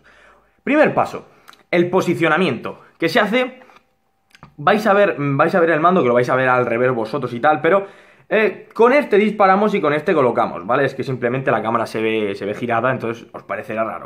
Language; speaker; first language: Spanish; native; Spanish